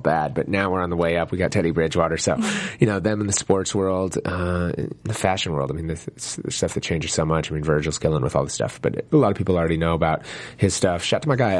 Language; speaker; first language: English; native; English